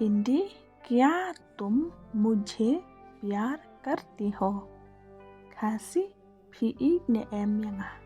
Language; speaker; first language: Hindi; non-native, local second language; Khasi